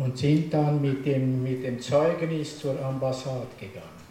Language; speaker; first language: German; non-native, learner; Romanian